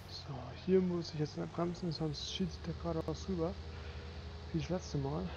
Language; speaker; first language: German; native; German